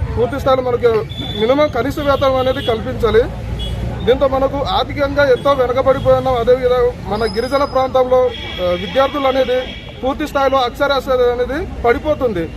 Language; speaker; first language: Telugu; non-native, local second language; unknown